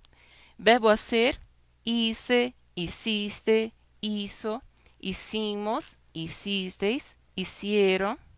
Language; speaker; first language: Spanish; non-native, fluent; Portuguese